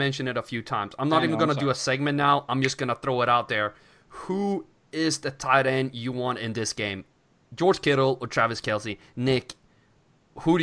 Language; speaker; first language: English; non-native, fluent; Swedish